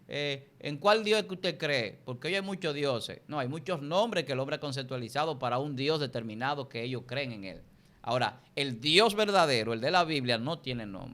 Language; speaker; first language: Spanish; native; Spanish